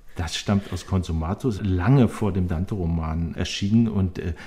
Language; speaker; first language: German; native; German